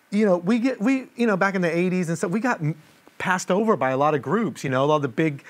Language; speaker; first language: English; native; English